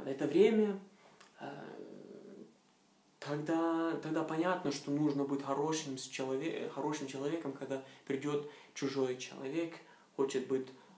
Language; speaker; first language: Russian; non-native, fluent; Norwegian